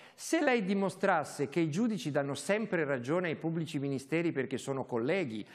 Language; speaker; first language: Italian; native; Italian